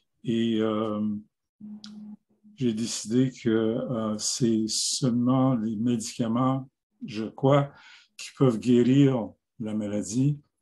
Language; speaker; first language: French; non-native, local second language; English